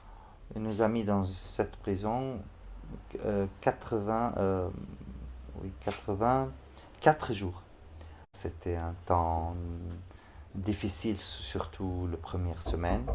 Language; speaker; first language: French; non-native, fluent; Arabic